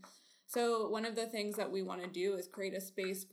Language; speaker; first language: English; native; English